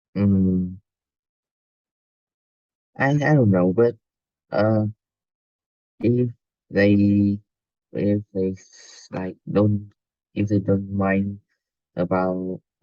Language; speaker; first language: English; non-native, learner; Vietnamese